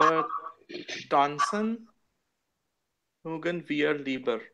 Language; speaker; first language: German; non-native, learner; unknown